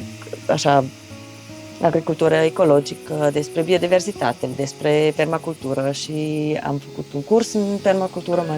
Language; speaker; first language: Romanian; non-native, fluent; German